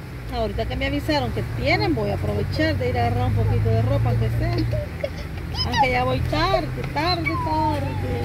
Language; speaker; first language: Spanish; native; Spanish